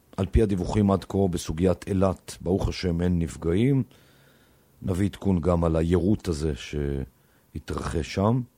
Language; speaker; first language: Hebrew; native; Hebrew